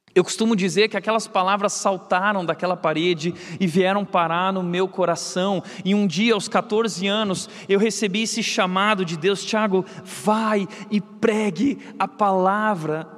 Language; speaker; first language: Portuguese; native; Portuguese